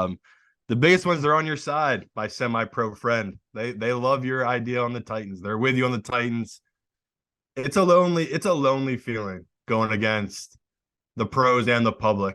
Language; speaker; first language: English; native; English